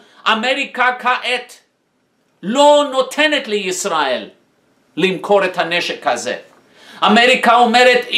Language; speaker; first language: Hebrew; non-native, fluent; English